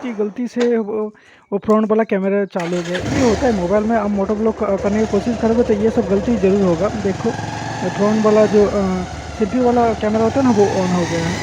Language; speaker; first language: Hindi; non-native, local second language; Bangla